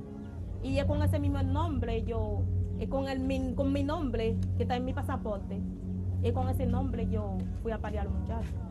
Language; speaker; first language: Spanish; non-native, local second language; Haitian Creole